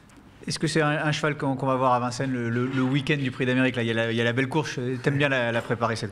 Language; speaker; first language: French; native; French